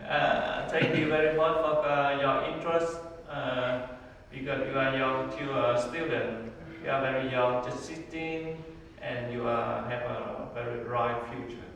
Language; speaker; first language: English; non-native, learner; Vietnamese